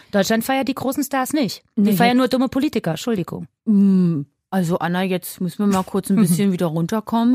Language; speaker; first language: German; native; German